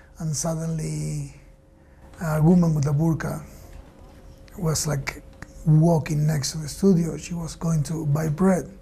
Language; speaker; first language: English; non-native, fluent; Spanish